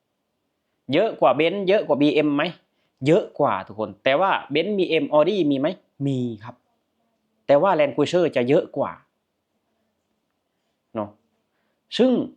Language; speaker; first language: Thai; non-native, local second language; Northeastern Thai